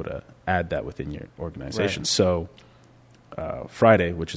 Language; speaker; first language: English; native; English